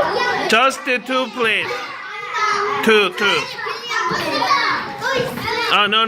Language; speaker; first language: English; non-native, fluent; Korean